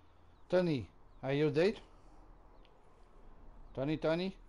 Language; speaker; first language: English; non-native, learner; Portuguese